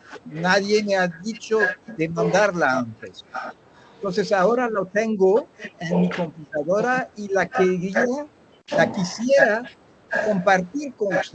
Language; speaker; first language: Spanish; non-native, learner; French